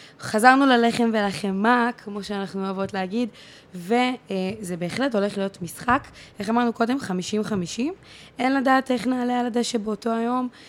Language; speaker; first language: Hebrew; native; Hebrew